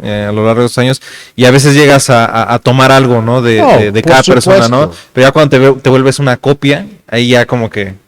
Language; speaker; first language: Spanish; native; Spanish